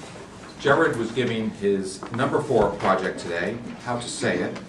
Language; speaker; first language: English; native; English